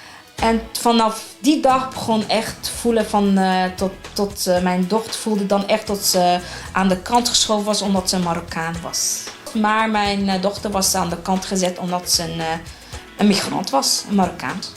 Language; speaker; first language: Dutch; early bilingual, other home language; Arabic